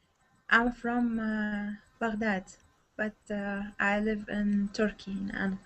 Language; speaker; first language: English; non-native, learner; Arabic